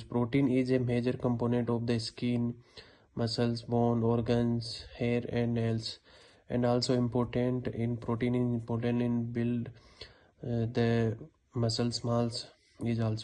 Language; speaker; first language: English; non-native, learner; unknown